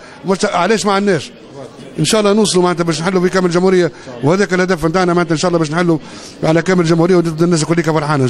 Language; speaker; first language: Arabic; native; Arabic